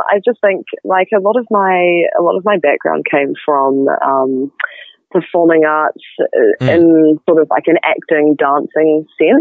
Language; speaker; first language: English; native; English